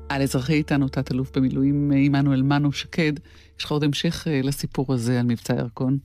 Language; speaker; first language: Hebrew; native; Hebrew